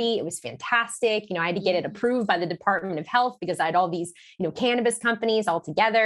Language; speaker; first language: English; native; English